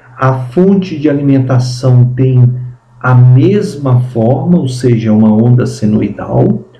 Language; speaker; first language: Portuguese; native; Portuguese